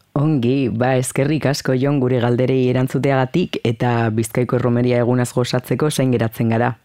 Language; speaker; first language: Basque; native; Basque